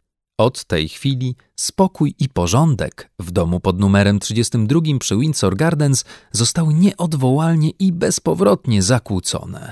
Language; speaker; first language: Polish; native; Polish